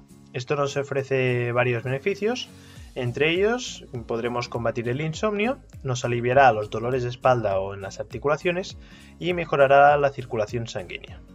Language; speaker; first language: Spanish; native; Spanish